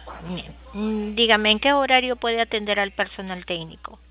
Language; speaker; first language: Spanish; native; Spanish